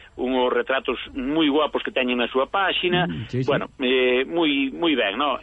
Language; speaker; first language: Galician; native; Galician